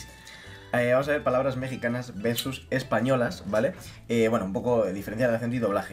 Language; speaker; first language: Spanish; native; Spanish